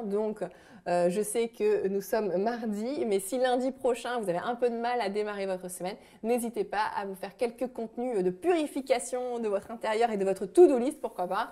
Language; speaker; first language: French; native; French